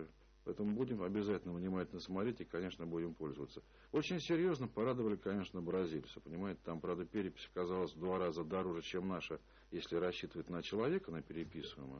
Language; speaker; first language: Russian; native; Russian